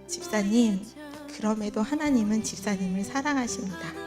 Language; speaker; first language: Korean; native; Korean